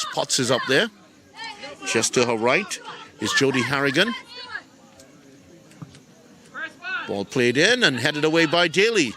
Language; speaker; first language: English; native; English